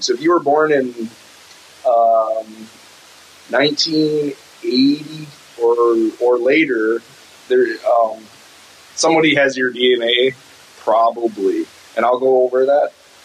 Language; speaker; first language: English; native; English